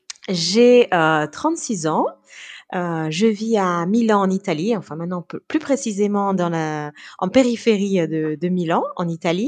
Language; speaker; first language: French; early bilingual, heritage; French